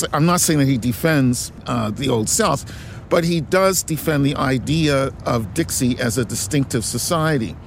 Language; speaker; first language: English; native; English